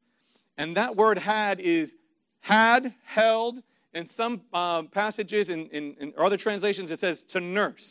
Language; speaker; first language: English; native; English